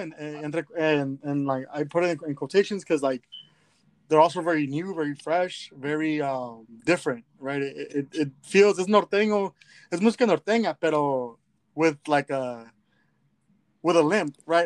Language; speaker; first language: English; early bilingual, other home language; Spanish